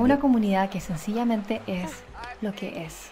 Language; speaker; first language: Spanish; native; Spanish